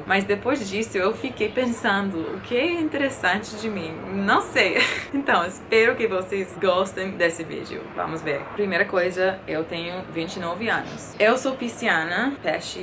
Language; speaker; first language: Portuguese; non-native, fluent; English